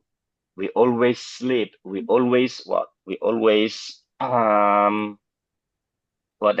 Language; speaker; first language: English; non-native, fluent; Indonesian